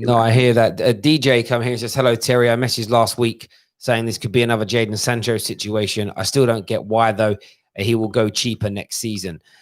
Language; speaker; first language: English; native; English